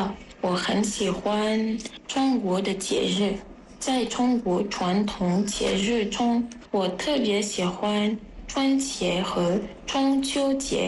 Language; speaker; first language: Chinese; non-native, learner; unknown